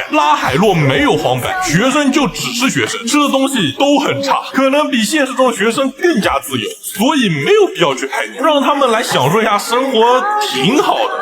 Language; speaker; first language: Chinese; native; Chinese